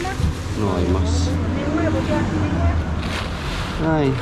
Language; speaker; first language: Spanish; non-native, learner; Filipino